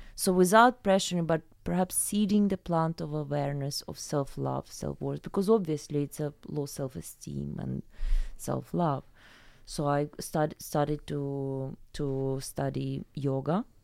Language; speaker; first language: English; non-native, fluent; Ukrainian